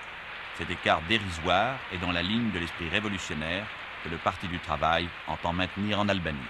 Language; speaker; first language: French; native; French